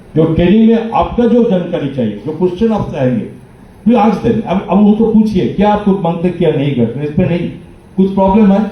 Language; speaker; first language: Hindi; non-native, local second language; Bangla